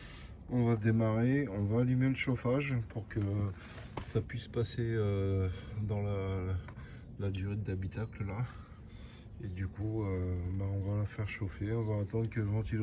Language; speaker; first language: French; native; French